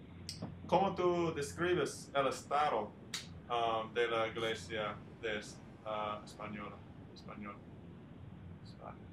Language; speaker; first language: Spanish; non-native, learner; English